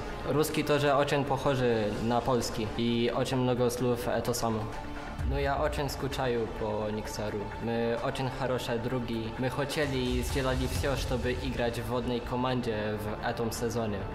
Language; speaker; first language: Russian; non-native, learner; Polish